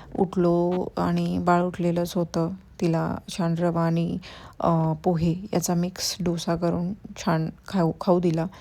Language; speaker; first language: Marathi; native; Marathi